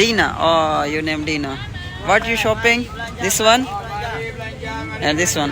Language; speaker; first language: English; non-native, learner; Urdu